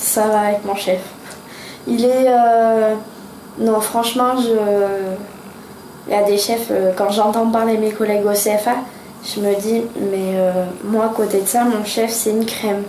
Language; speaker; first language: French; native; French